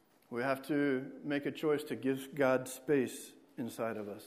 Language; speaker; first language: English; native; English